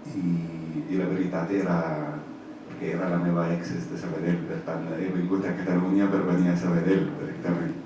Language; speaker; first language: Catalan; non-native, fluent; Arabic